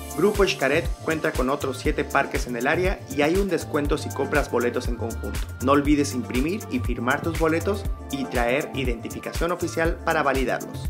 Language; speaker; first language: Spanish; native; Spanish